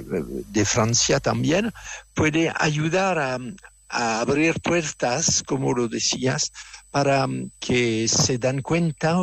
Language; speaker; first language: Spanish; non-native, fluent; French